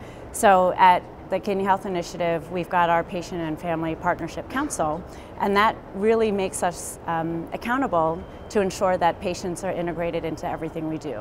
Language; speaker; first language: English; native; English